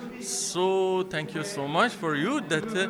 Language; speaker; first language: English; non-native, fluent; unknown